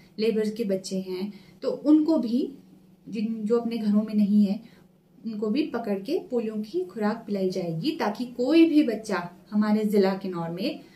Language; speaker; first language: Hindi; native; Hindi